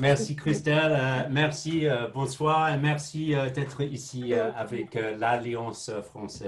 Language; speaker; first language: French; non-native, fluent; English